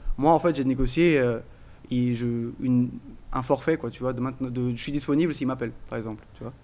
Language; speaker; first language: French; non-native, fluent; Portuguese